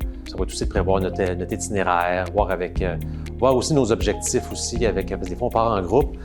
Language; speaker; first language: French; native; French